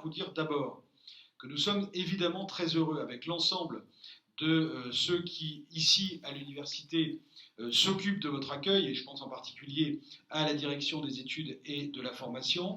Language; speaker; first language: French; native; French